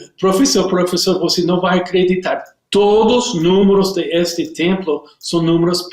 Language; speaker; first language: Portuguese; non-native, learner; English